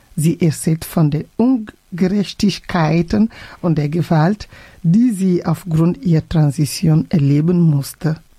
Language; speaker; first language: German; non-native, fluent; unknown